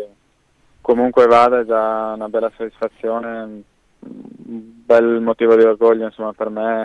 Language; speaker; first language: Italian; native; Italian